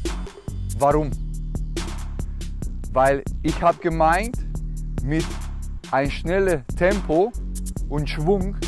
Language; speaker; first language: German; non-native, learner; Hungarian